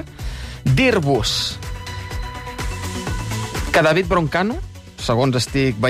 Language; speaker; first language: Catalan; native; Catalan